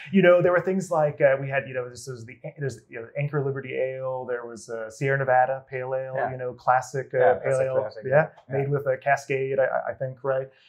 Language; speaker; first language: English; native; English